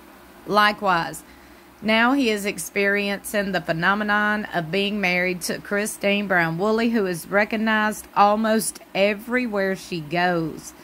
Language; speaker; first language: English; native; English